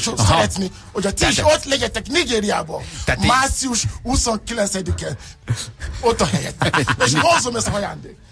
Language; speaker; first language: Hungarian; non-native, learner; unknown